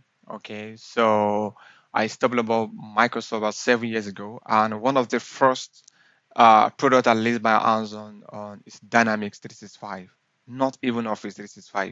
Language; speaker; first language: English; non-native, local second language; Yoruba